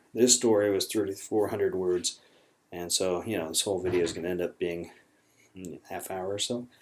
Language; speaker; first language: English; native; English